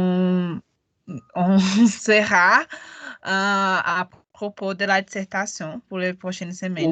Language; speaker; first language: French; non-native, learner; Portuguese